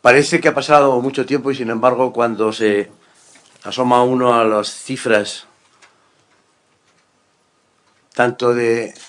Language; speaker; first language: Spanish; native; Spanish